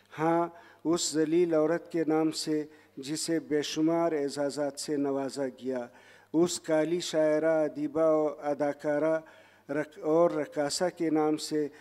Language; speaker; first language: Urdu; non-native, local second language; Pashto